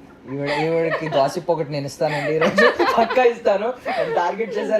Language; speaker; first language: Telugu; native; Telugu